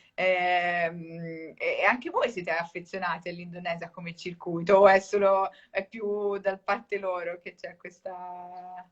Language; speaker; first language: Italian; native; Italian